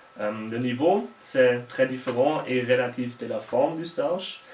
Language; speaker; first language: French; non-native, learner; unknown